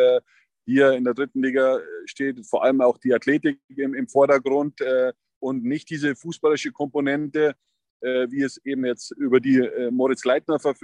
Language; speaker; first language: German; native; German